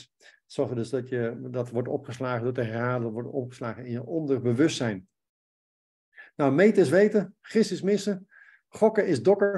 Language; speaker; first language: Dutch; native; Dutch